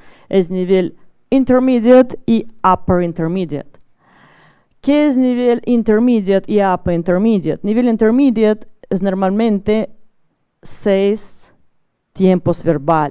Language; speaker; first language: Spanish; non-native, learner; Russian